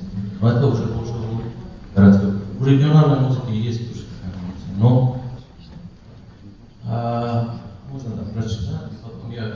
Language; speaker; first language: Russian; non-native, learner; Persian